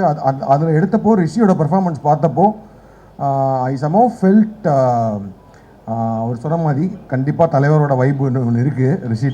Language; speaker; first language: Tamil; native; Tamil